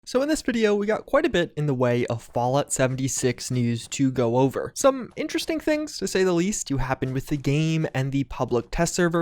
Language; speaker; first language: English; native; English